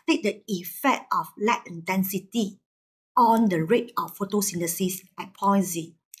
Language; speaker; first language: English; non-native, local second language; Chinese